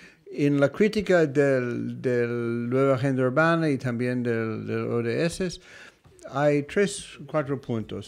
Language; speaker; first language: Spanish; non-native, fluent; English